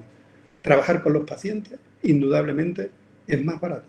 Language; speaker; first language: Spanish; native; Spanish